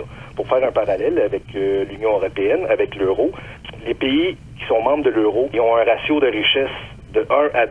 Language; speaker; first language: French; native; French